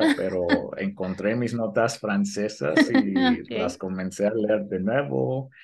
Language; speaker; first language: Spanish; early bilingual, heritage; Spanish